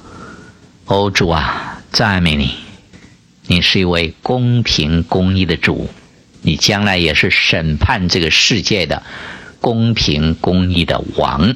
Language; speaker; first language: Chinese; native; Chinese